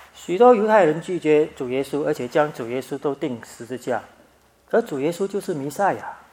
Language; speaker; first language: Chinese; native; Chinese